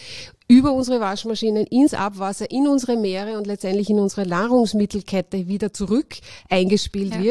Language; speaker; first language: German; native; German